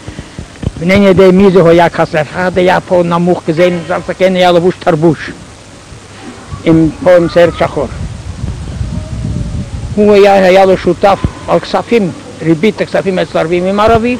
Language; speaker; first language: Hebrew; non-native, fluent; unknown